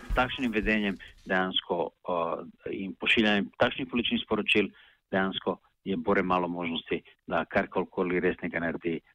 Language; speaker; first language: Slovenian; non-native, local second language; Bosnian